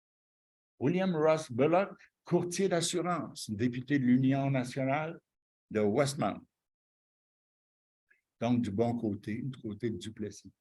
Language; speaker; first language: French; native; French